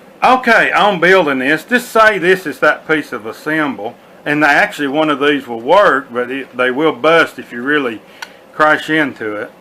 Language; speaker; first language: English; native; English